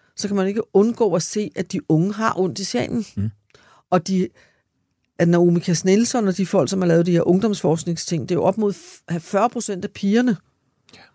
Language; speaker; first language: Danish; native; Danish